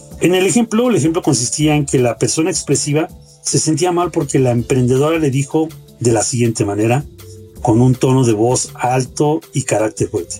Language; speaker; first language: Spanish; native; Spanish